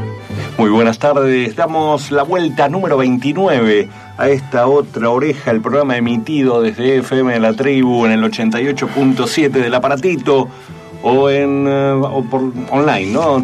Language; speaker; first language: Spanish; native; Spanish